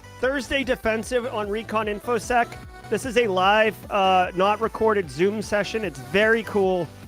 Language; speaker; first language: English; native; English